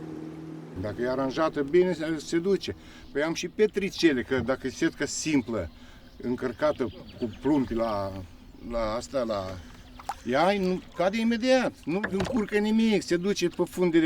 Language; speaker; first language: Romanian; native; Romanian